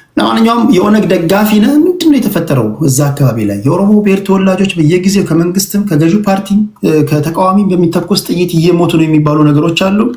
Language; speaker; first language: Amharic; native; Amharic